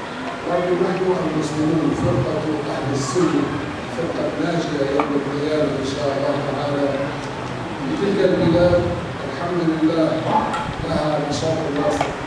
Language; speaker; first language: Arabic; native; Arabic